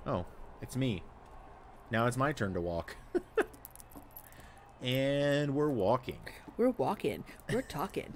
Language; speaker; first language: English; native; English